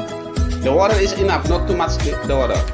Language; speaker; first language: English; non-native, learner; Indonesian